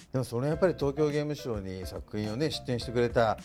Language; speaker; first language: Japanese; native; Japanese